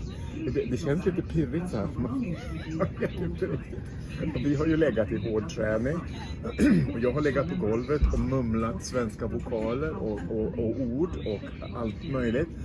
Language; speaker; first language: Swedish; native; Swedish